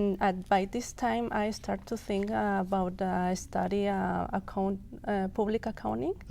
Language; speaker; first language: English; non-native, local second language; Spanish